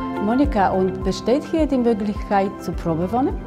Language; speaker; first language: German; non-native, fluent; Polish